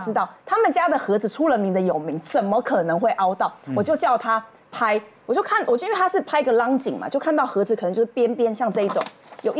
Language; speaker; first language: Chinese; native; Chinese